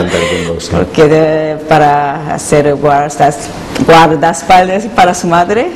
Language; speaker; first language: Spanish; non-native, learner; Korean